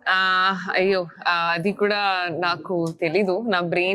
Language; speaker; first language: Telugu; non-native, fluent; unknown